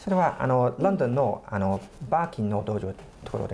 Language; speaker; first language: Japanese; non-native, fluent; English